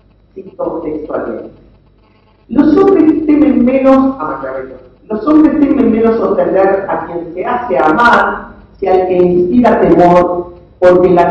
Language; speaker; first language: Spanish; native; Spanish